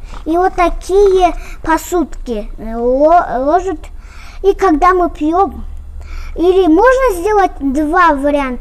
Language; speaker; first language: Russian; non-native, local second language; Kyrgyz